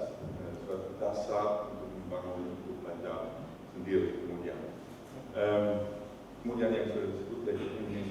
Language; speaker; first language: Indonesian; non-native, fluent; Dutch